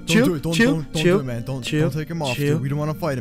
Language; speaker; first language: English; native; English